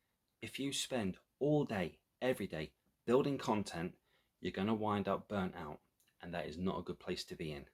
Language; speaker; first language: English; native; English